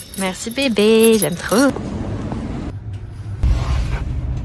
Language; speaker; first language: French; native; French